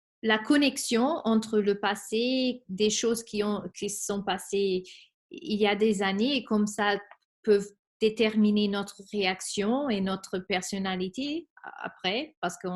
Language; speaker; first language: French; non-native, fluent; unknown